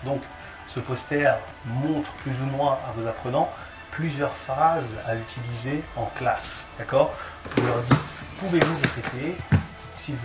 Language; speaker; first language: French; native; French